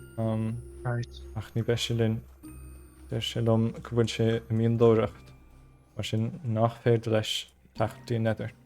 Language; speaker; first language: Irish; native; Irish